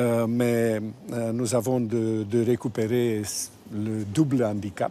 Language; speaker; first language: French; non-native, fluent; Romanian